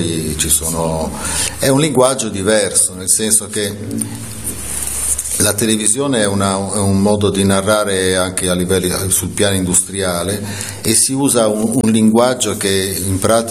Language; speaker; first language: Italian; native; Italian